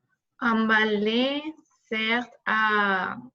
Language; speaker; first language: French; non-native, learner; Spanish